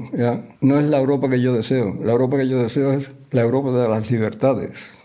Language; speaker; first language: Spanish; native; Spanish